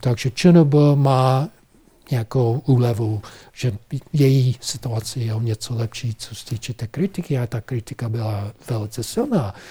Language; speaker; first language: Czech; non-native, fluent; English